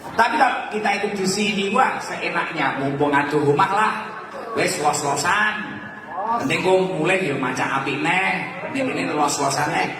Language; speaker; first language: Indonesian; non-native, local second language; Javanese